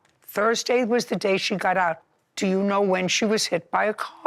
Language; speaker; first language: English; native; English